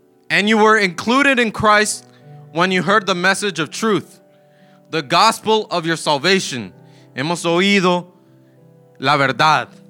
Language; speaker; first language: English; early bilingual, other home language; Spanish